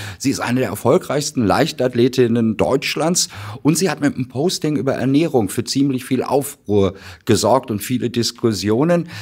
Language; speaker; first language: German; native; German